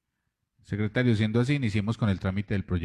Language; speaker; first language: Spanish; native; Spanish